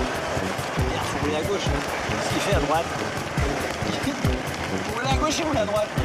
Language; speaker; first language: French; native; French